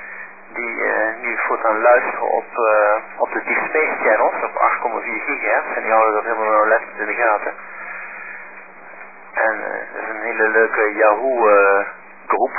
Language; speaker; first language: Dutch; native; Dutch